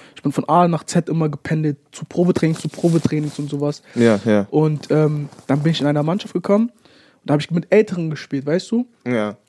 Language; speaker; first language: German; native; German